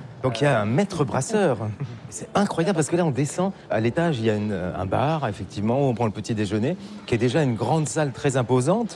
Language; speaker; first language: French; native; French